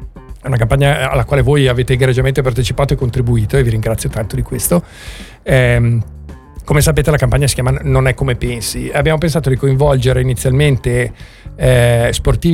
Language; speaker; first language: Italian; native; Italian